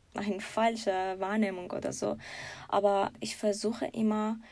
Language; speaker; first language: German; non-native, learner; Persian